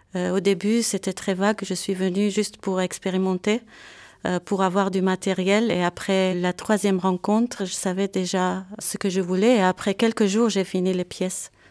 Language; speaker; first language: French; non-native, local second language; Armenian